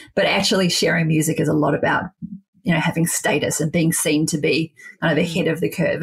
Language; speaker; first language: English; native; English